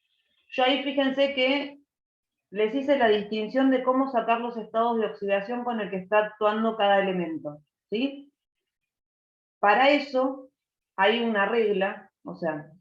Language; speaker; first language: Spanish; native; Spanish